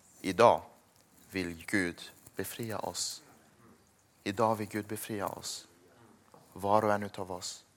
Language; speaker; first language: Swedish; early bilingual, other home language; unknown